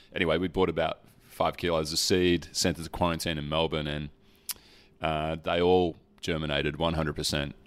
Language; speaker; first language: English; early bilingual, other home language; Dutch